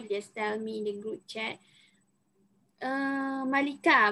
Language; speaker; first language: English; non-native, local second language; Malay